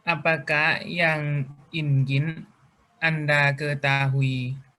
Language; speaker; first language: Indonesian; non-native, learner; Thai